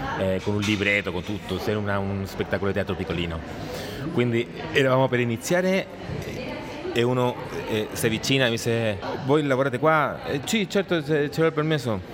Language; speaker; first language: Italian; non-native, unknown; Spanish